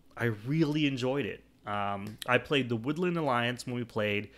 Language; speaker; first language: English; native; English